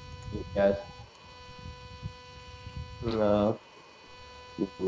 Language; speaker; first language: English; non-native, learner; Vietnamese